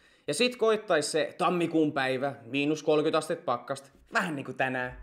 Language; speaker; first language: Finnish; native; Finnish